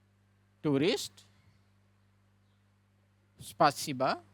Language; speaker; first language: Russian; non-native, learner; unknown